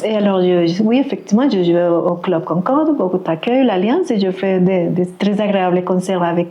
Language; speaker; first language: French; non-native, fluent; Spanish